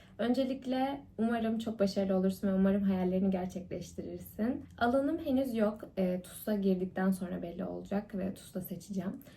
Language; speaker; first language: Turkish; early bilingual, heritage; Turkish